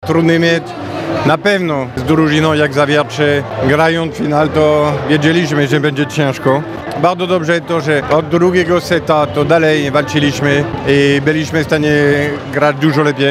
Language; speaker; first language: Polish; non-native, fluent; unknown